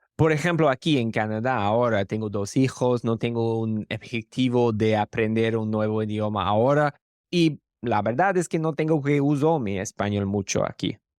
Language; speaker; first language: Spanish; non-native, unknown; English